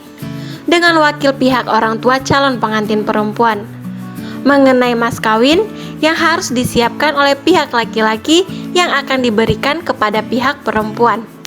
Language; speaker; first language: Indonesian; native; Indonesian